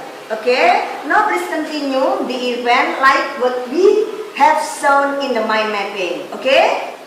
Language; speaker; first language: English; non-native, fluent; Indonesian